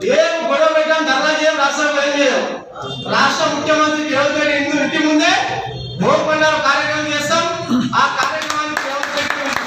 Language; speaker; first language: Telugu; non-native, local second language; Lambadi